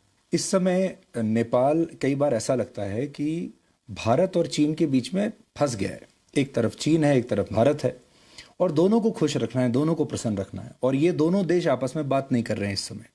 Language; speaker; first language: Hindi; native; Hindi